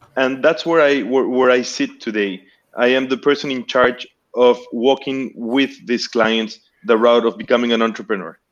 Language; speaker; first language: English; non-native, fluent; Spanish